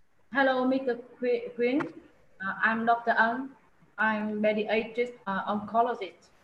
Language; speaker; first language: English; non-native, learner; Vietnamese